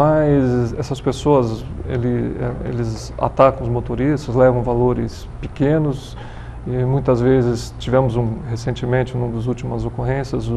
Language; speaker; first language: Portuguese; native; Portuguese